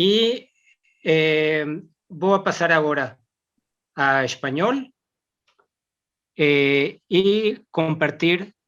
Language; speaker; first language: Portuguese; non-native, learner; Spanish